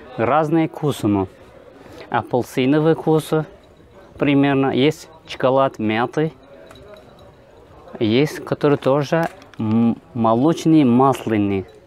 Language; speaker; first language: Russian; non-native, learner; Turkish